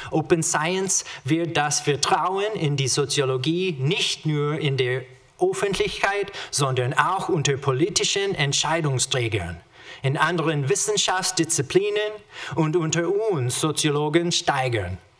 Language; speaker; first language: German; non-native, learner; English